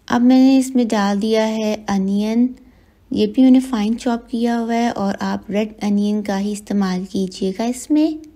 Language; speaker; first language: Hindi; native; Hindi